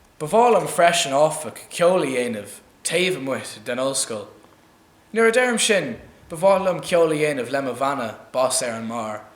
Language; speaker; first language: Irish; non-native, local second language; English